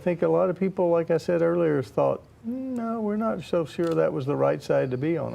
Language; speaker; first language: English; native; English